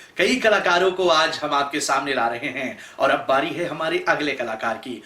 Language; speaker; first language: Hindi; native; Hindi